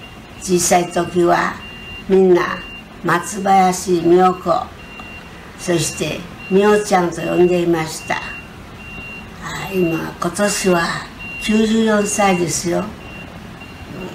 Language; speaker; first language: Japanese; early bilingual, other home language; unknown